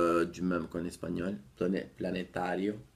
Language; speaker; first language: French; non-native, fluent; Portuguese